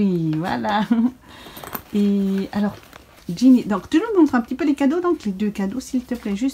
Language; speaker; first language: French; native; French